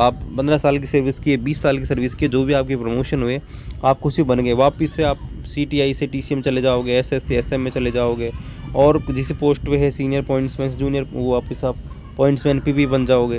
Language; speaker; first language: Hindi; native; Hindi